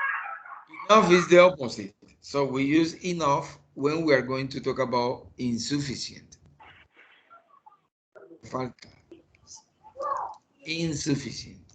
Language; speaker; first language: English; non-native, fluent; Spanish